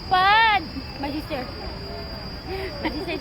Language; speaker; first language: English; non-native, learner; Filipino